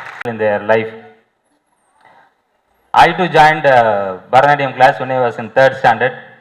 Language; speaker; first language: English; non-native, local second language; Tamil